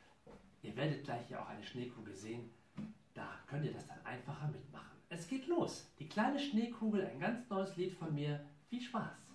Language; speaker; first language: German; native; German